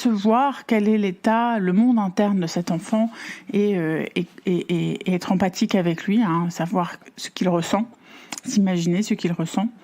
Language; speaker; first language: French; native; French